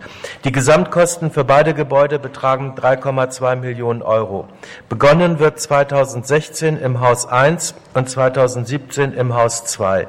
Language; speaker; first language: German; native; German